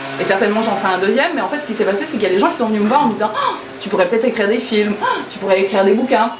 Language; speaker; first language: French; early bilingual, other home language; Korean